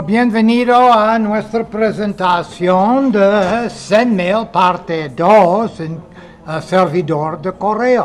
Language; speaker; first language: Spanish; non-native, fluent; English